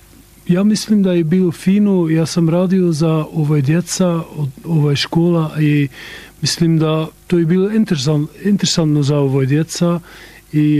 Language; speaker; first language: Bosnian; non-native, learner; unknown